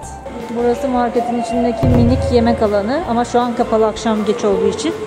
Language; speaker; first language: Turkish; non-native, fluent; Japanese